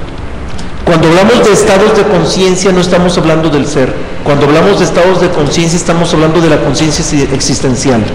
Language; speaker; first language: Spanish; native; Spanish